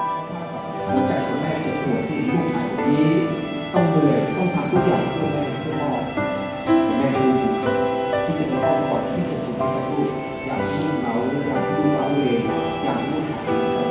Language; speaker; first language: Thai; native; Thai